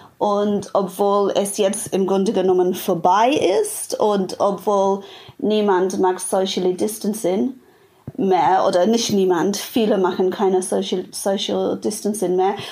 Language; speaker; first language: German; non-native, fluent; English